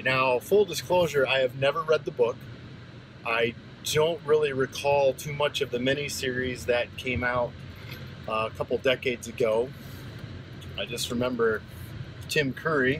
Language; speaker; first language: English; native; English